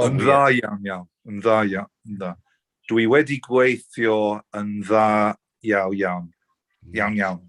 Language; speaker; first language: Welsh; non-native, learner; English